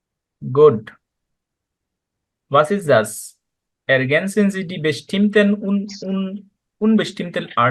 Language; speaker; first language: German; non-native, fluent; Bangla